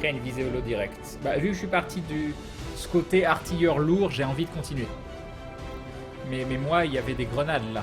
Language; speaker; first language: French; native; French